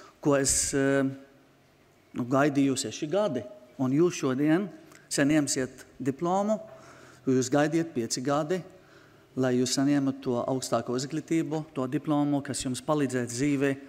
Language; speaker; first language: Latvian; non-native, local second language; Arabic